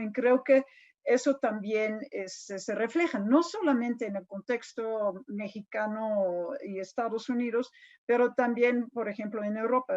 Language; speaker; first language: Spanish; non-native, fluent; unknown